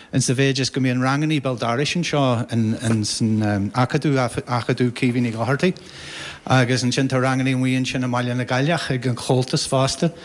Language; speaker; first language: Irish; native; Irish